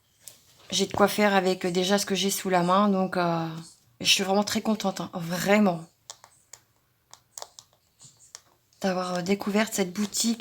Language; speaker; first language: French; native; French